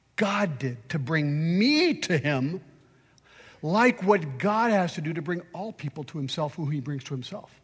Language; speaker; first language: English; early bilingual, other home language; French